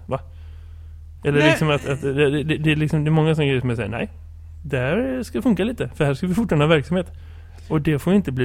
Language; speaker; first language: Swedish; native; Swedish